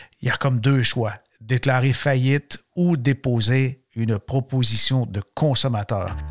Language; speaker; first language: French; native; French